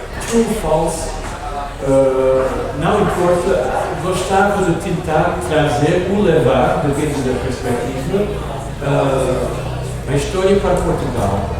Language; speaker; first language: Portuguese; non-native, learner; English